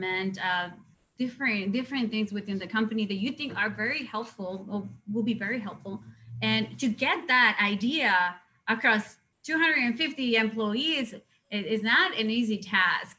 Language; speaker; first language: English; non-native, fluent; Spanish